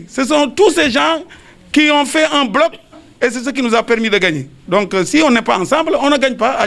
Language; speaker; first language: French; non-native, local second language; Wolof